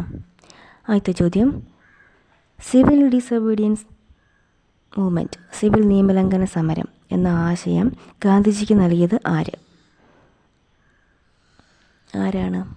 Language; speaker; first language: Malayalam; native; Malayalam